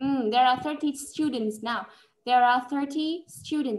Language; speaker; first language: English; non-native, fluent; Vietnamese